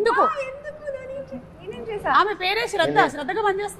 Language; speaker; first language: Telugu; native; Telugu